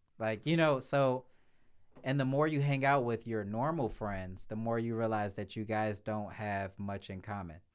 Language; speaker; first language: English; native; English